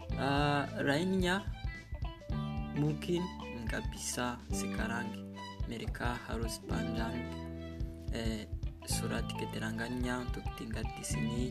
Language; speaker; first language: Indonesian; non-native, learner; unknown